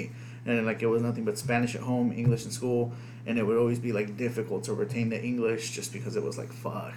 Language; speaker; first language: English; early bilingual, other home language; Spanish